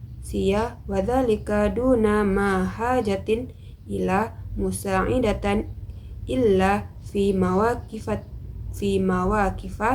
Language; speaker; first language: Arabic; non-native, learner; Indonesian